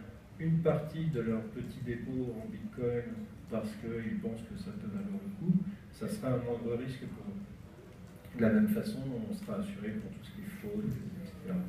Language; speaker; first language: French; native; French